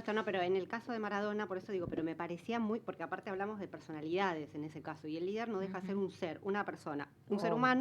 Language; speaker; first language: Spanish; native; Spanish